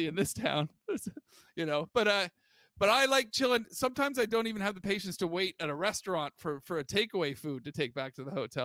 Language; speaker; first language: English; native; English